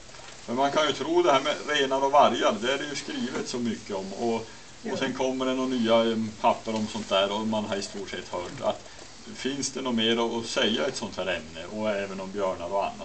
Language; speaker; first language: Swedish; native; Swedish